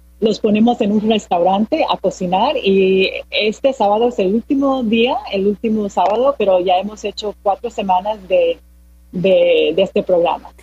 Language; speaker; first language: Spanish; early bilingual, heritage; Spanish